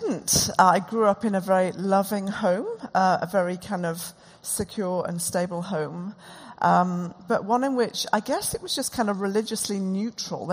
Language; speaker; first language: English; native; English